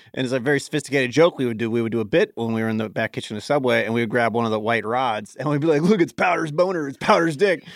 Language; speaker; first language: English; native; English